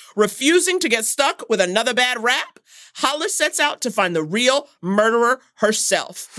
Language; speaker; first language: English; native; English